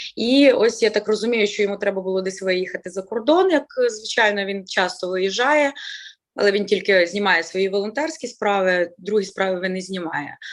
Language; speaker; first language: Ukrainian; native; Ukrainian